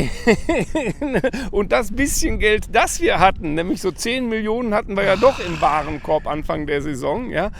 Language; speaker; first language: German; native; German